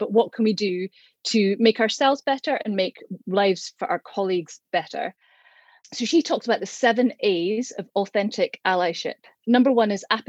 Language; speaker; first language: English; native; English